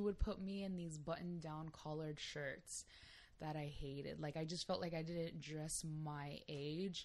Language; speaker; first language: English; native; English